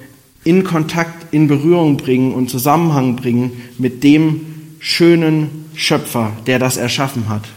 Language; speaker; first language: German; native; German